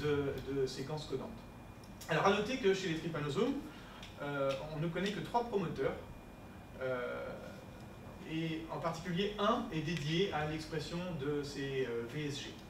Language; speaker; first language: French; native; French